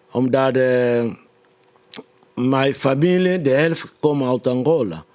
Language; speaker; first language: Dutch; non-native, fluent; Lingala